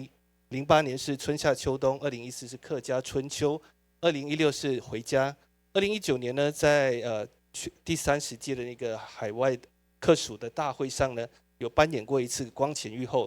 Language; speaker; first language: Chinese; native; Chinese